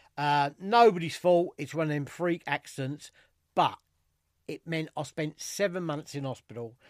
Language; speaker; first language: English; native; English